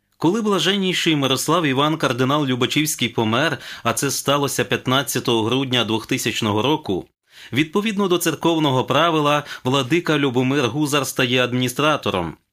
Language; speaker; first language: Ukrainian; native; Ukrainian